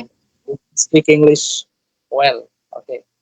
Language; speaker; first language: English; non-native, learner; Bangla